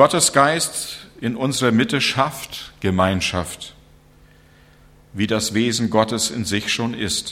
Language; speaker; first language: German; non-native, fluent; English